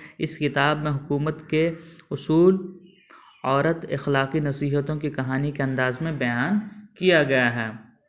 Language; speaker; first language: Urdu; native; Urdu